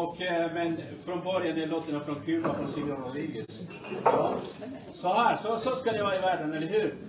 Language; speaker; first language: Swedish; non-native, fluent; Spanish